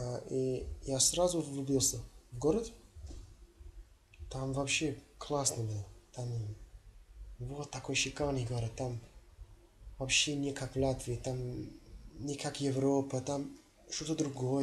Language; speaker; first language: Russian; non-native, fluent; English